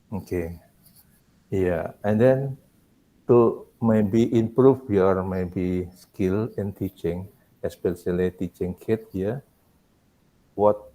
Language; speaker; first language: English; non-native, learner; Indonesian